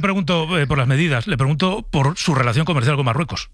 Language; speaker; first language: Spanish; native; Spanish